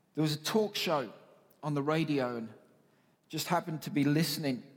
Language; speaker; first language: English; native; English